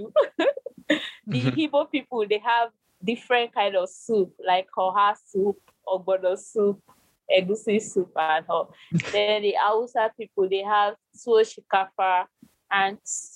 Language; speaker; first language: English; non-native, local second language; Yoruba